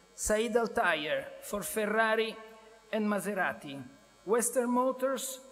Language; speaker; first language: English; non-native, fluent; Italian